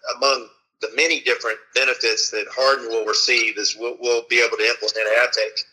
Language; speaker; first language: English; native; English